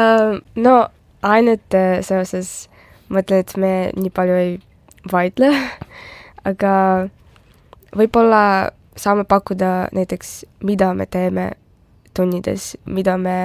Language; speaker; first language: Estonian; non-native, local second language; Russian